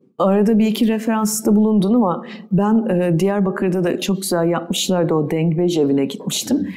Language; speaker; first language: Turkish; native; Turkish